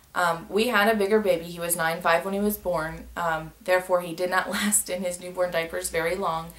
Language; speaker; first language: English; native; English